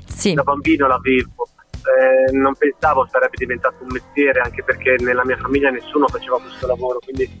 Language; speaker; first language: Italian; native; Italian